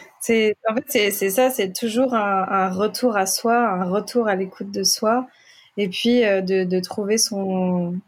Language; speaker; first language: French; native; French